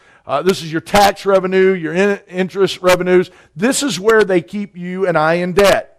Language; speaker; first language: English; native; English